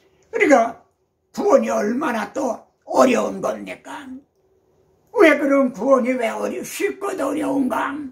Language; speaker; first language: Korean; native; Korean